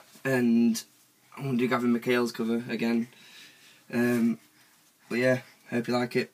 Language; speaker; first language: English; native; English